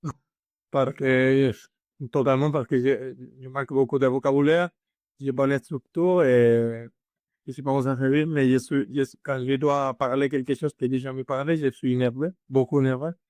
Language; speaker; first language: French; non-native, learner; Spanish